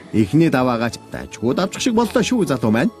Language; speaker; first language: Mongolian; native; Mongolian